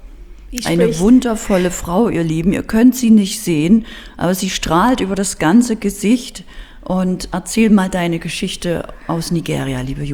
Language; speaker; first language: German; native; German